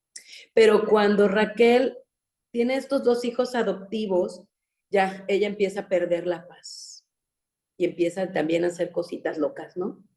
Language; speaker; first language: Spanish; native; Spanish